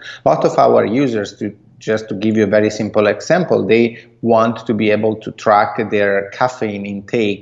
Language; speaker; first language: English; non-native, fluent; Italian